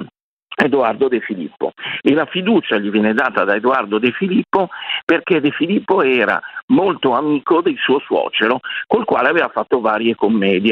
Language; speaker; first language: Italian; native; Italian